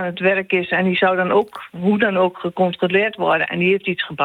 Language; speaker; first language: Dutch; native; Dutch